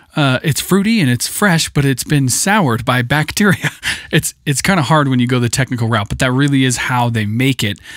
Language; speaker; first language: English; native; English